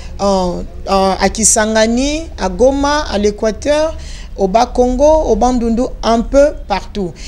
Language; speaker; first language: French; non-native, local second language; Lingala